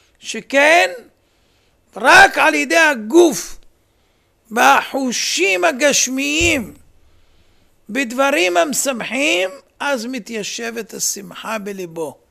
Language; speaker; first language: Hebrew; native; Hebrew